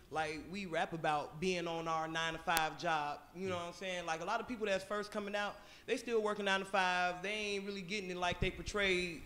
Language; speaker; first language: English; native; English